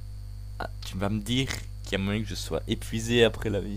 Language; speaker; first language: French; native; French